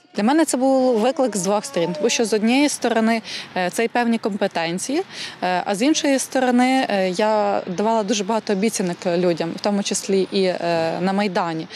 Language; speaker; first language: Ukrainian; native; Ukrainian